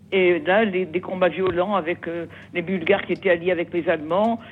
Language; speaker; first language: French; native; French